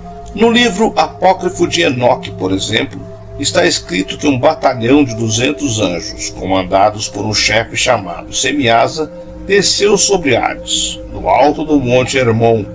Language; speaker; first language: Portuguese; native; Portuguese